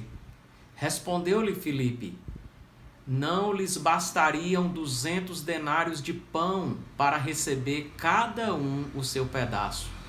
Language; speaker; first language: Portuguese; native; Portuguese